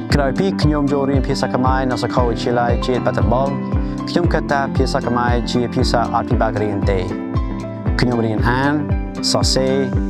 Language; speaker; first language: Khmer; non-native, learner; English